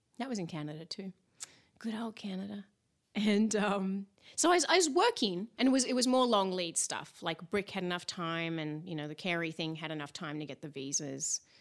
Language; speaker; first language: English; native; English